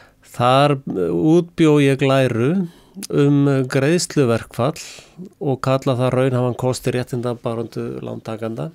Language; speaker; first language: Icelandic; native; Icelandic